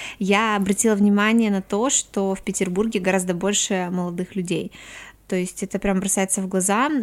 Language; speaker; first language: Russian; native; Russian